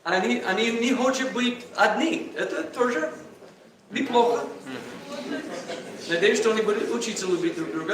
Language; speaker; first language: Russian; non-native, learner; English